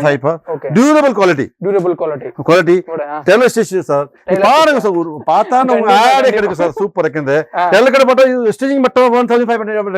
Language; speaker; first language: Tamil; non-native, local second language; Kannada